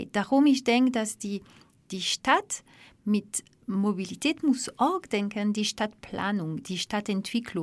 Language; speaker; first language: German; non-native, learner; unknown